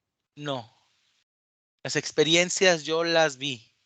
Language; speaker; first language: Spanish; native; Spanish